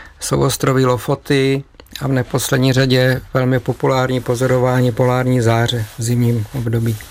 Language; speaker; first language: Czech; native; Czech